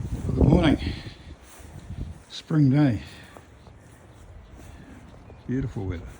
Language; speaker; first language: English; native; English